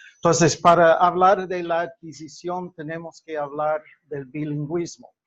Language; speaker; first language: Spanish; non-native, fluent; English